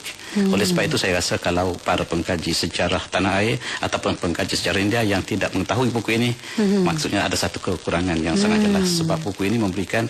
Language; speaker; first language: Malay; native; Malay